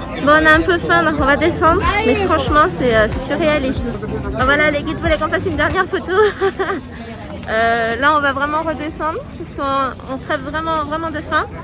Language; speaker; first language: French; native; French